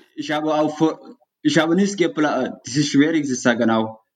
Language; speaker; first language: German; non-native, fluent; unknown